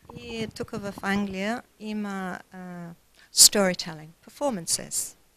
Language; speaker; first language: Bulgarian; early bilingual, heritage; Bulgarian